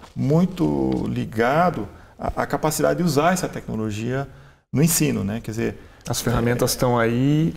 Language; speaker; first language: Portuguese; native; Portuguese